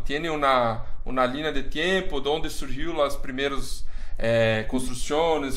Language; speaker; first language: Spanish; non-native, fluent; Portuguese